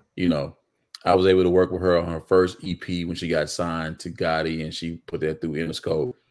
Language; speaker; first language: English; native; English